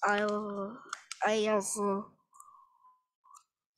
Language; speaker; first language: English; non-native, learner; Vietnamese